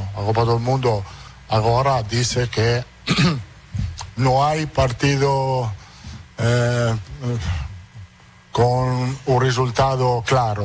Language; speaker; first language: Portuguese; non-native, fluent; Italian